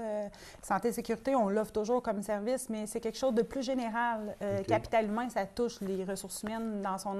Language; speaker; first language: French; native; French